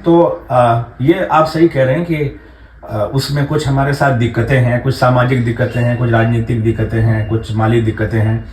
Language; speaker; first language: Hindi; native; Hindi